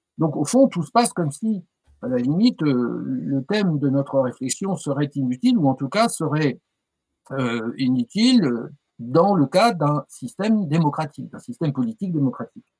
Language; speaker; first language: French; native; French